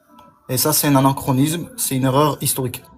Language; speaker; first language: French; native; French